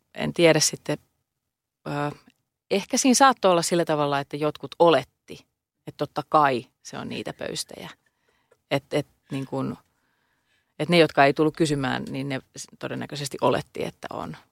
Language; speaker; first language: Finnish; native; Finnish